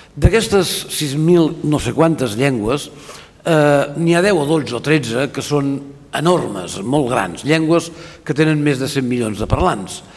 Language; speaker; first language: Catalan; native; Catalan